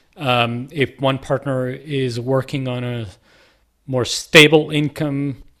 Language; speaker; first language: English; non-native, local second language; Punjabi